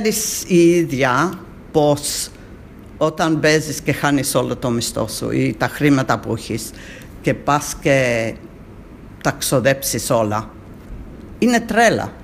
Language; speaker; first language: Greek; early bilingual, heritage; Greek